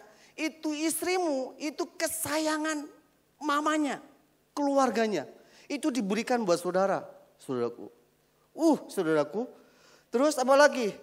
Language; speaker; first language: Indonesian; native; Indonesian